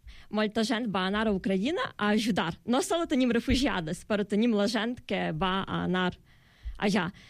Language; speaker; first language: Catalan; non-native, fluent; Ukrainian